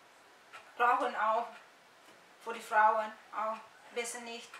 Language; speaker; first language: German; non-native, learner; Indonesian